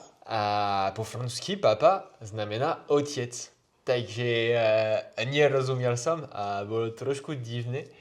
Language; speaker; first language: Slovak; non-native, learner; French